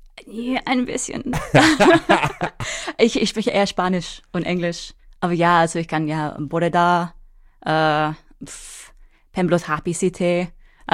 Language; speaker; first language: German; non-native, fluent; English